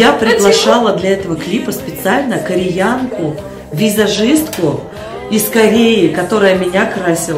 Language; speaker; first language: Russian; native; Russian